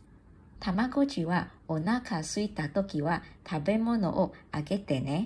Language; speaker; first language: Japanese; non-native, learner; English